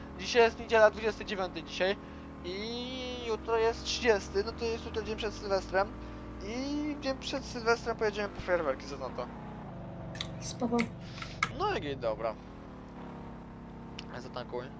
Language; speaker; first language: Polish; native; Polish